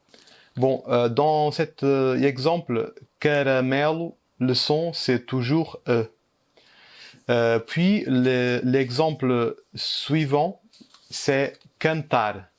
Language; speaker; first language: French; early bilingual, heritage; Portuguese